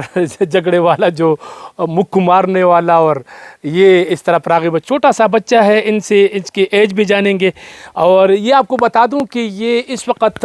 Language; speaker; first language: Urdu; non-native, local second language; Pashto